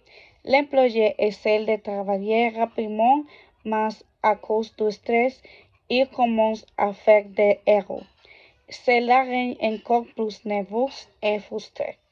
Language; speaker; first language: French; non-native, learner; Spanish